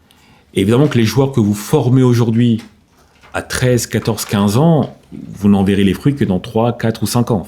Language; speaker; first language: French; native; French